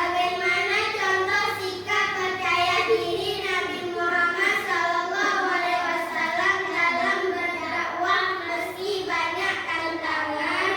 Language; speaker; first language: Indonesian; native; Indonesian